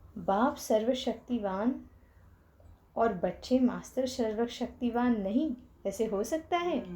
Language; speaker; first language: Hindi; non-native, local second language; Marathi